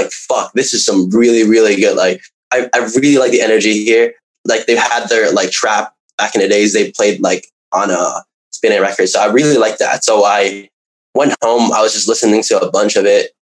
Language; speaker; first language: English; non-native, local second language; Cantonese